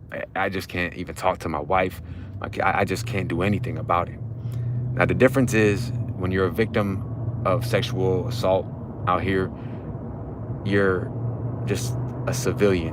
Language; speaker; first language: English; native; English